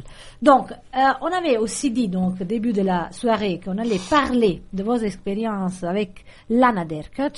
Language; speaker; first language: French; non-native, fluent; Italian